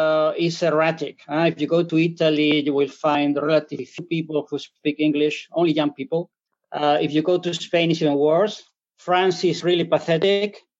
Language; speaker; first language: English; non-native, fluent; Spanish